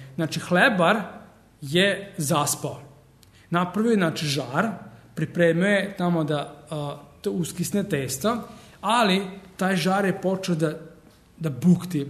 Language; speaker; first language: Serbian; early bilingual, heritage; Serbian